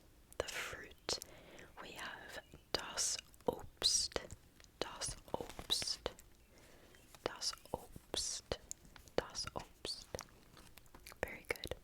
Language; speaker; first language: German; non-native, learner; English